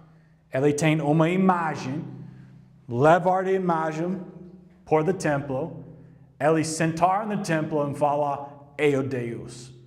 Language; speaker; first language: Portuguese; non-native, learner; English